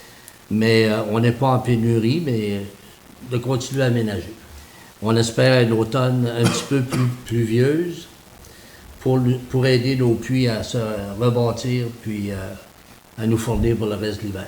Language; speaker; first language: French; native; French